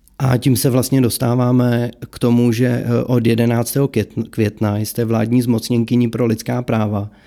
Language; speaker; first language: Czech; native; Czech